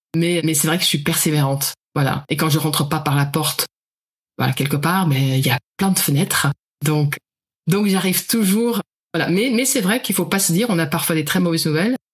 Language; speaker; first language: French; non-native, fluent; Dutch